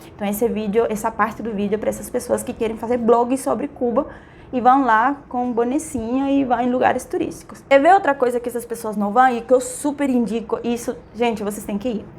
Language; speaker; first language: Portuguese; non-native, fluent; Spanish